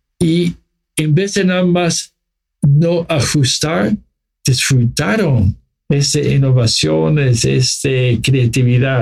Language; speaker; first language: Spanish; non-native, fluent; English